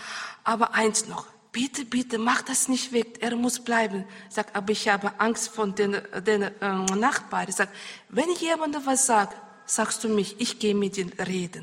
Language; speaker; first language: German; non-native, learner; Russian